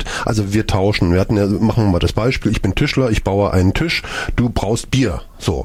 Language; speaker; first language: German; native; German